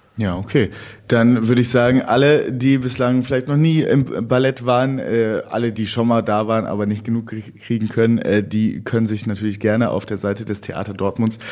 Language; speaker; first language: German; native; German